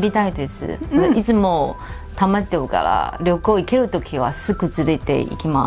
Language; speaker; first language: Japanese; non-native, fluent; Chinese